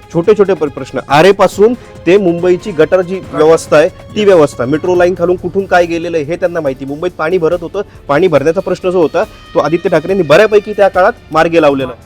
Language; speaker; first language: Marathi; native; Marathi